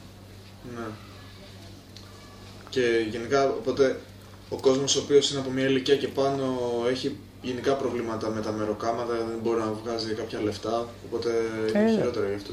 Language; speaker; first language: Greek; native; Greek